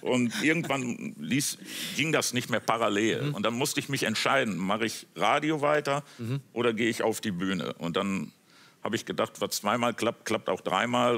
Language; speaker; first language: German; native; German